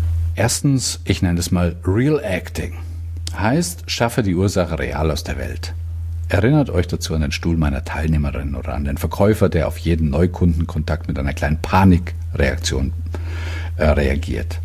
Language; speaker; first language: German; native; German